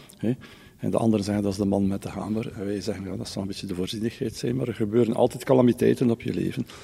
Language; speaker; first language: Dutch; native; Dutch